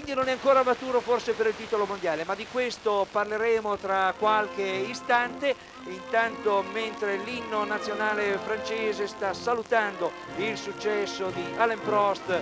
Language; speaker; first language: Italian; native; Italian